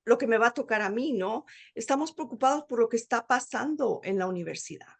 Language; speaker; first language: Spanish; early bilingual, heritage; Spanish